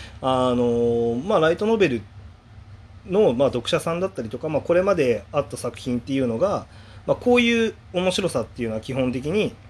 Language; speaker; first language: Japanese; native; Japanese